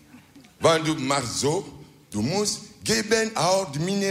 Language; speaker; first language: Dutch; non-native, learner; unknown